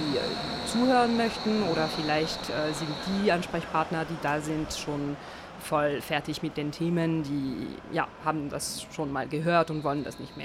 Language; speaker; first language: German; non-native, fluent; French